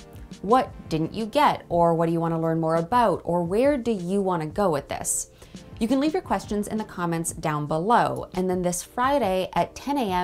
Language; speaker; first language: English; native; English